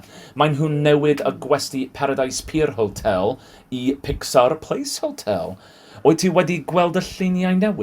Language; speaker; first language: Welsh; non-native, learner; English